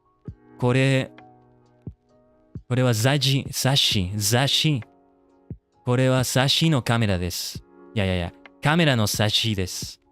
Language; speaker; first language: Japanese; non-native, learner; English